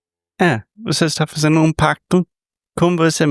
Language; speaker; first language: Portuguese; non-native, fluent; English